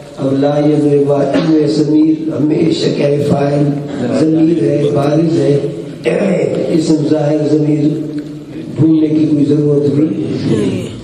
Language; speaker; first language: Urdu; non-native, local second language; Brahui